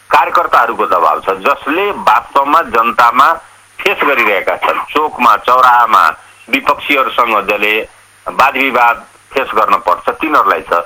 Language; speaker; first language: Nepali; non-native, local second language; Awadhi